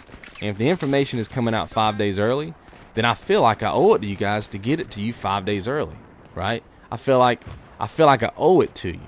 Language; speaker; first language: English; native; English